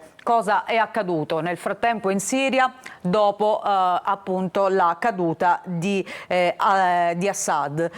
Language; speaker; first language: Italian; native; Italian